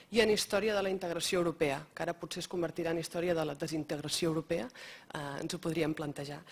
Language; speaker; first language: Catalan; native; Catalan